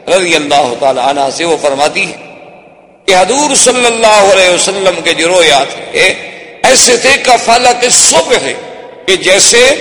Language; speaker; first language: Urdu; native; Urdu